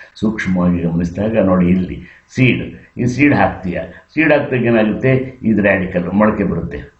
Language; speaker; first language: Kannada; native; Kannada